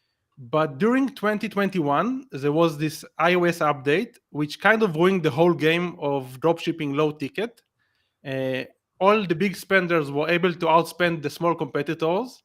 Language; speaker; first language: English; non-native, fluent; Hebrew